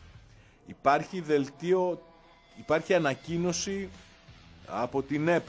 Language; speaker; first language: Greek; native; Greek